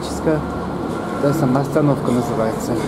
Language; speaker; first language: Russian; native; Russian